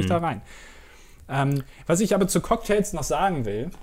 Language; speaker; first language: German; native; German